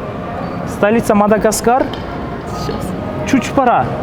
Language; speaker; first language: Russian; non-native, local second language; Kyrgyz